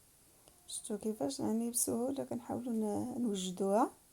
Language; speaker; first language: Arabic; native; Arabic